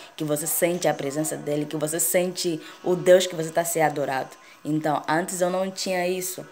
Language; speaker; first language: Portuguese; native; Portuguese